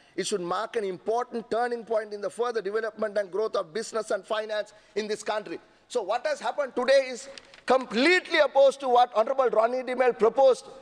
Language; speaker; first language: English; non-native, local second language; Sinhala